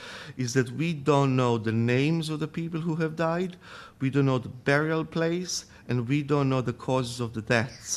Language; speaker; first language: English; non-native, fluent; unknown